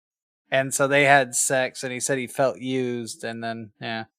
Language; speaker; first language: English; native; English